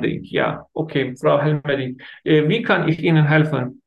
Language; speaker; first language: German; non-native, learner; Turkish